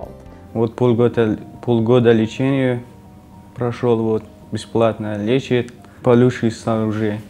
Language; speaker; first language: Russian; non-native, learner; Tajik